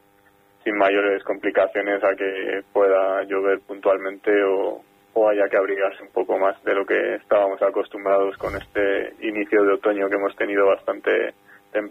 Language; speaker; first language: Spanish; native; Spanish